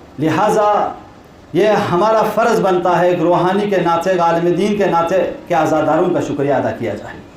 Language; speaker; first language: Urdu; non-native, local second language; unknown